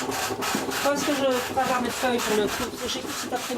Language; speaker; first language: French; native; French